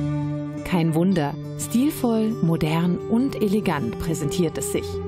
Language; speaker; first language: German; native; German